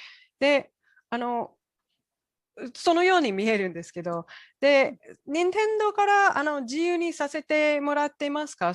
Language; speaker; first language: Japanese; non-native, fluent; English